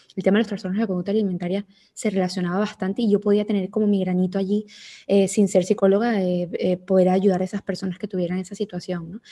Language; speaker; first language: Spanish; native; Spanish